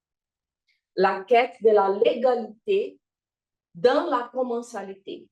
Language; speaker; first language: French; non-native, fluent; Portuguese